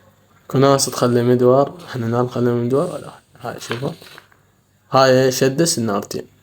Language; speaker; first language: Arabic; native; Arabic